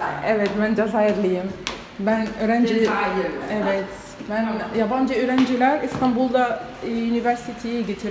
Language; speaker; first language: Turkish; non-native, learner; Arabic